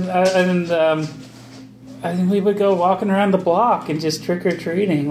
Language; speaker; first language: English; native; English